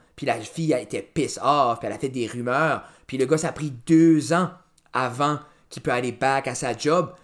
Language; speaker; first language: French; native; French